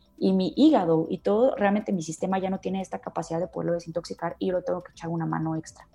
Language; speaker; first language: Spanish; native; Spanish